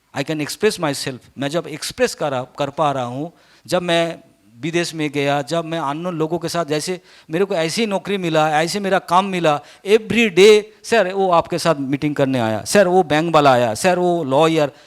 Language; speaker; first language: Hindi; non-native, local second language; Bangla